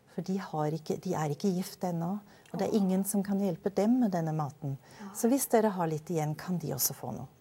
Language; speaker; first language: Norwegian; early bilingual, other home language; Danish